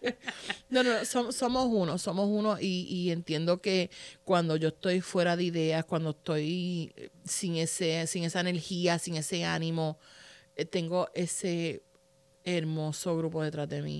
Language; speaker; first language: English; non-native, fluent; Spanish